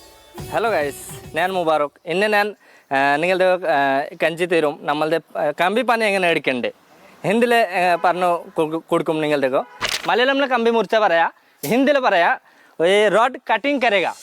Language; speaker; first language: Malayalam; non-native, learner; Hindi